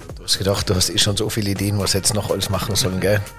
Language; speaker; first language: German; native; German